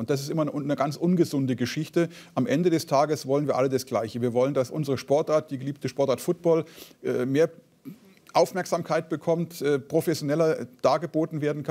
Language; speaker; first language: German; native; German